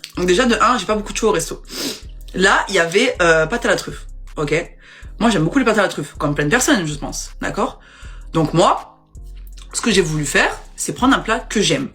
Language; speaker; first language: French; native; French